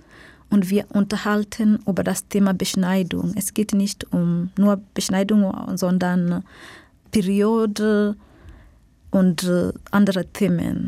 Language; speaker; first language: German; non-native, fluent; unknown